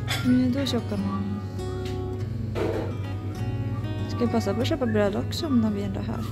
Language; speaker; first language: Swedish; non-native, learner; Japanese